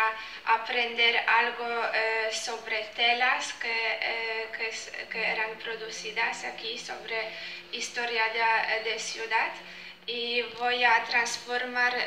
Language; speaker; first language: Spanish; non-native, fluent; Polish